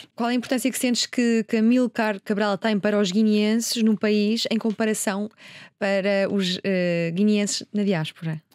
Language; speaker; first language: Portuguese; native; Portuguese